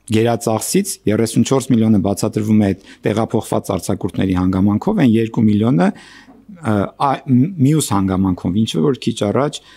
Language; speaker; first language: Armenian; native; Armenian